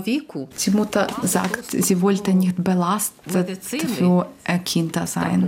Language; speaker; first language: German; non-native, learner; Ukrainian